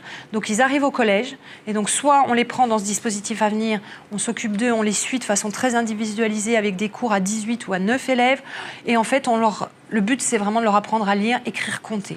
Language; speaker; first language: French; native; French